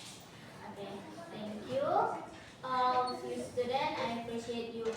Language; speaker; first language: English; non-native, learner; Indonesian